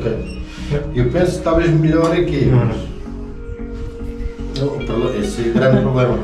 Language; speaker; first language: Portuguese; native; Portuguese